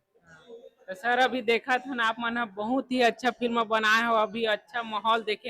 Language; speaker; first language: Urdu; non-native, local second language; Chhattisgarhi